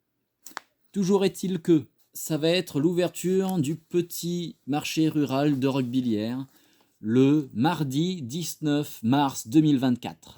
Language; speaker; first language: French; native; French